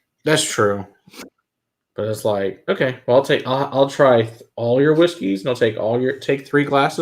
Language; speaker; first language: English; native; English